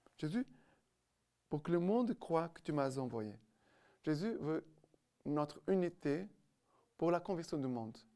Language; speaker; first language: French; non-native, fluent; Portuguese